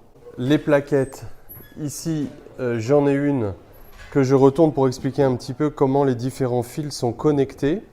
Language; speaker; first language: French; native; French